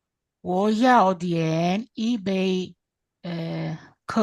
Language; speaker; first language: Chinese; non-native, learner; Greek